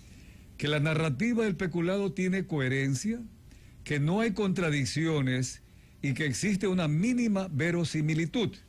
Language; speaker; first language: Spanish; native; Spanish